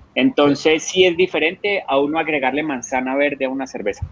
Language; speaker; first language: Spanish; native; Spanish